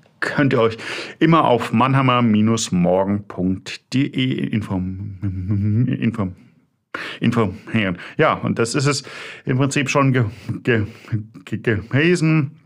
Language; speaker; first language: German; native; German